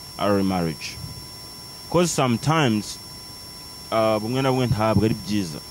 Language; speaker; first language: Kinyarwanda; early bilingual, heritage; Kinyarwanda